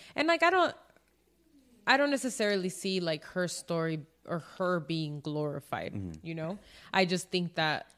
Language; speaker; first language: English; early bilingual, other home language; Spanish